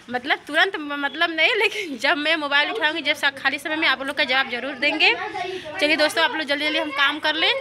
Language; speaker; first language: Hindi; native; Hindi